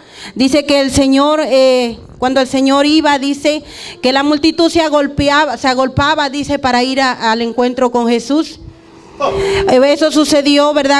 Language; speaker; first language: Spanish; native; Spanish